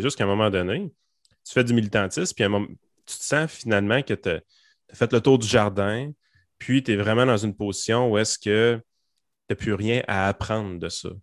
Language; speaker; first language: French; native; French